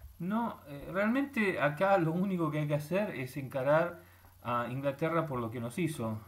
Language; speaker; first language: Spanish; early bilingual, heritage; Spanish